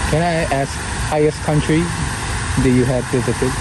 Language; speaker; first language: English; non-native, learner; Japanese